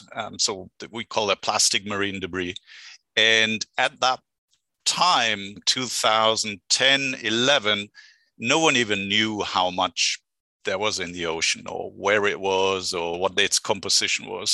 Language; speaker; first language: English; non-native, fluent; German